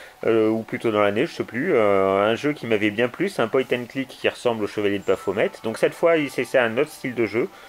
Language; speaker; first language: French; native; French